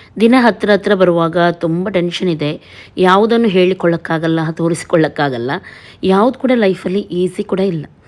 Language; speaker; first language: Kannada; native; Kannada